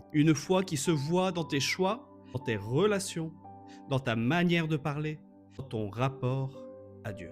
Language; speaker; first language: French; native; French